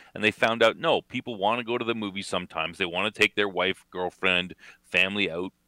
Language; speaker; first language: English; native; English